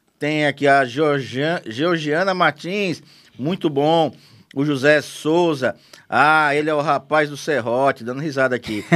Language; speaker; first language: Portuguese; native; Portuguese